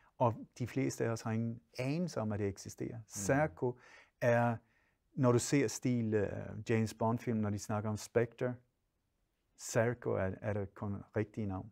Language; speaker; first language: Danish; native; Danish